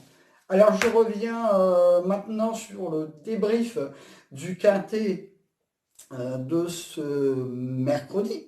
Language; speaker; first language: French; native; French